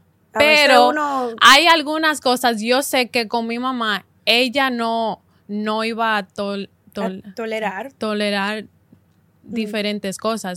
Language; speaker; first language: Spanish; early bilingual, heritage; Spanish